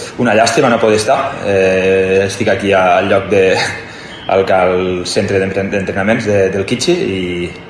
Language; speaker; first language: Catalan; native; Catalan